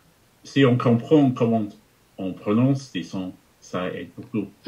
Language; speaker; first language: French; non-native, fluent; English